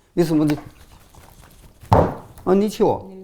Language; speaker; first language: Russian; non-native, learner; Chinese